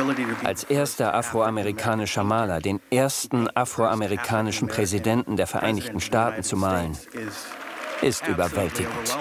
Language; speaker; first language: German; non-native, fluent; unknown